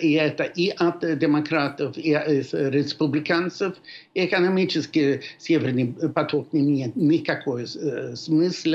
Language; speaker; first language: Russian; non-native, fluent; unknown